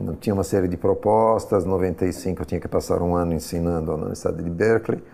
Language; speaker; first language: Portuguese; non-native, fluent; Italian